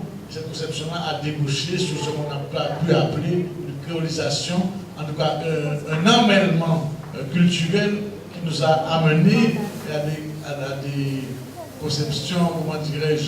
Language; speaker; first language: French; native; French